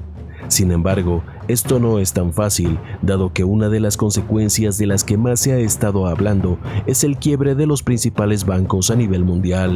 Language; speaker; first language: Spanish; native; Spanish